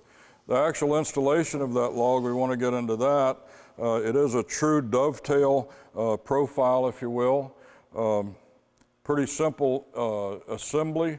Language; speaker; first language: English; native; English